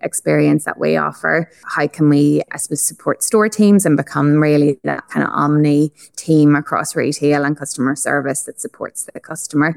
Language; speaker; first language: English; native; English